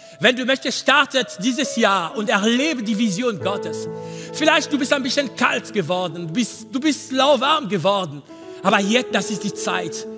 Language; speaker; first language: German; non-native, learner; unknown